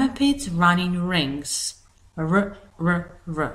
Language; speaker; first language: English; native; English